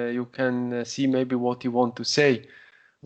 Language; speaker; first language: English; non-native, learner; Italian